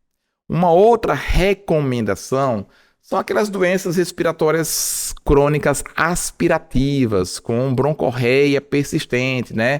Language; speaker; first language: Portuguese; native; Portuguese